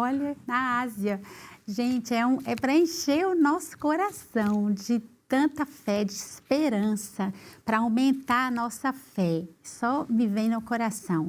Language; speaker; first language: Portuguese; native; Portuguese